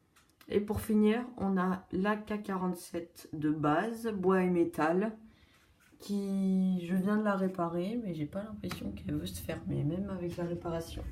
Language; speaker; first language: French; native; French